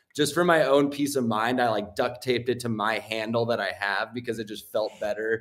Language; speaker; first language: English; native; English